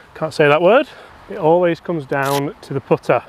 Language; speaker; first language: English; native; English